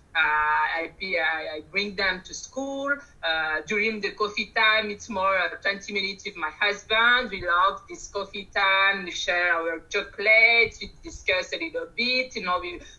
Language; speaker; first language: English; non-native, learner; Malagasy